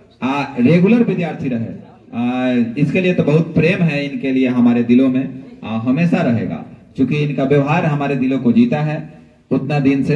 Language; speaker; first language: Hindi; native; Hindi